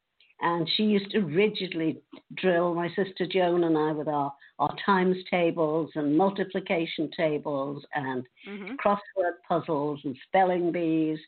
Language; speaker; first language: English; native; English